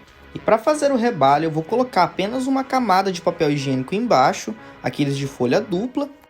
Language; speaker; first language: Portuguese; native; Portuguese